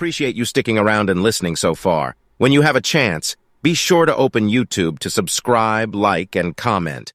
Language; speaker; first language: English; native; English